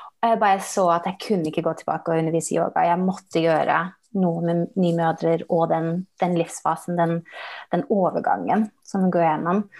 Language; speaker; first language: Norwegian; early bilingual, heritage; Norwegian